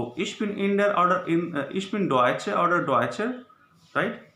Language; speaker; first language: German; non-native, learner; Hindi